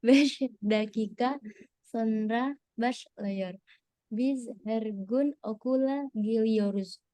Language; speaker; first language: Turkish; non-native, learner; Indonesian